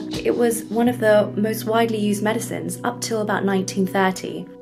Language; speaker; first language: English; native; English